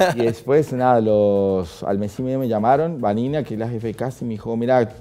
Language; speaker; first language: Spanish; native; Spanish